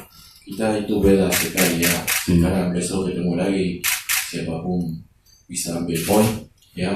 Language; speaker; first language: Indonesian; non-native, learner; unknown